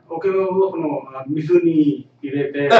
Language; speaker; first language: Japanese; non-native, learner; Tamil